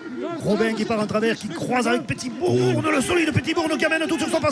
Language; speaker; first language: French; native; French